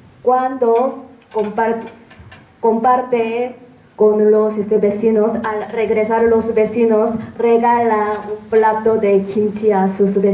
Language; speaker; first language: Spanish; non-native, fluent; Korean